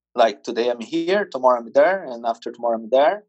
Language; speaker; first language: English; non-native, fluent; Portuguese